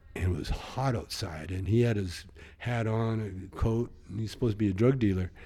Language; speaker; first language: English; native; English